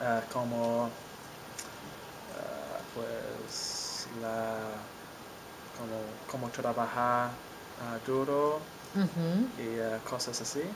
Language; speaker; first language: Spanish; non-native, learner; English